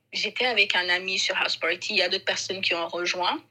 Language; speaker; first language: French; non-native, local second language; Bambara